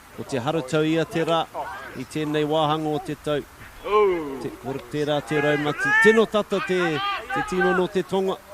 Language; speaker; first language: Māori; non-native, local second language; English